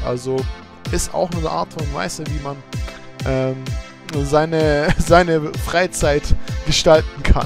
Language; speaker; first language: German; native; German